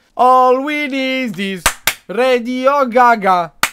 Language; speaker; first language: English; non-native, learner; Italian